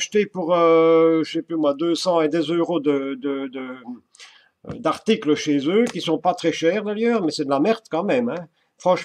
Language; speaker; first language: French; native; French